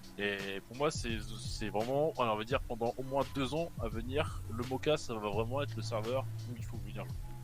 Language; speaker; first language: French; native; French